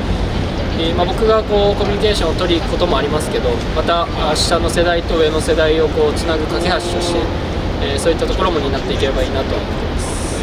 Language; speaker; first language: Japanese; native; Japanese